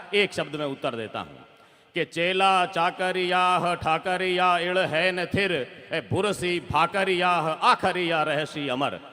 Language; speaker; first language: Hindi; non-native, local second language; Rajasthani